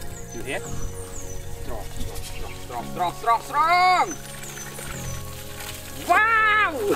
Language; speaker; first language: English; non-native, learner; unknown